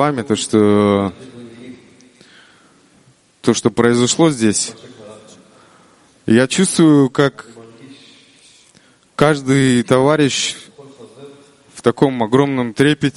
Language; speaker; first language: Russian; non-native, local second language; Kyrgyz